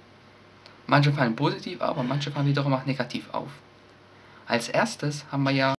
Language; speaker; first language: German; native; German